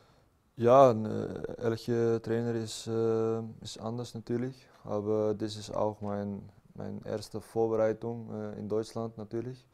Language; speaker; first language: German; non-native, learner; Dutch